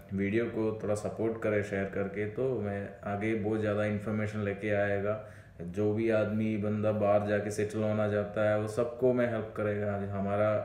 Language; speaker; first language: Hindi; non-native, local second language; Malayalam